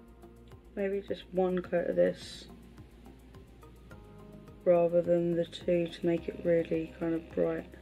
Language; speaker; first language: English; native; English